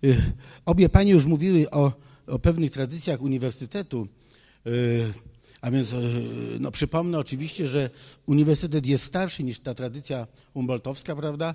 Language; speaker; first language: Polish; native; Polish